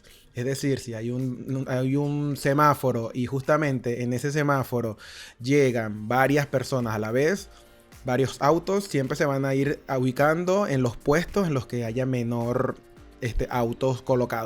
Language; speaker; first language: Spanish; native; Spanish